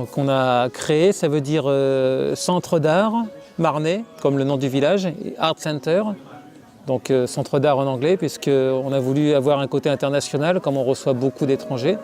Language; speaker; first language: French; native; French